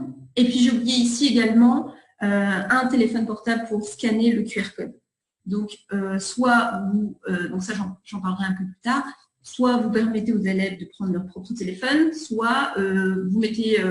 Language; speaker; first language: French; native; French